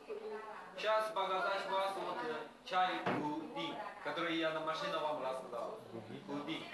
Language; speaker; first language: Russian; non-native, learner; Chinese